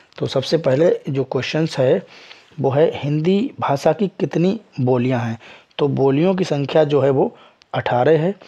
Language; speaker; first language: Hindi; native; Hindi